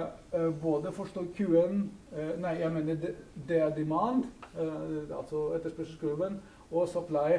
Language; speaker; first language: Norwegian; non-native, fluent; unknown